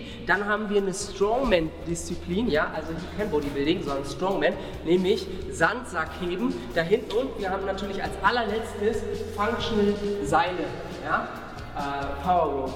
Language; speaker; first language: German; native; German